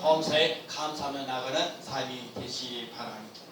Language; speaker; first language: Korean; native; Korean